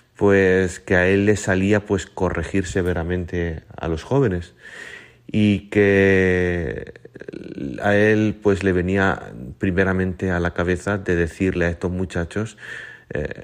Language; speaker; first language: Spanish; native; Spanish